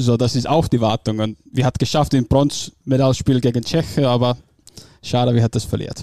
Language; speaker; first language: German; non-native, fluent; Finnish